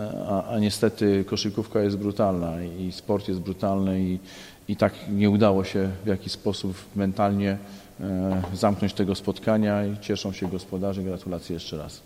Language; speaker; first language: Polish; native; Polish